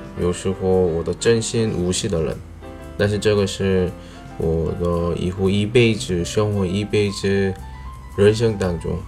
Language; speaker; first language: Chinese; non-native, learner; Korean